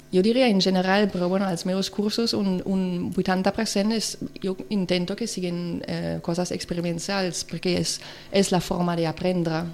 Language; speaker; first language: Catalan; non-native, local second language; Spanish